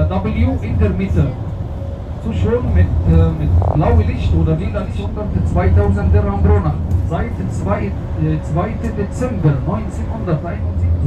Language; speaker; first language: German; non-native, fluent; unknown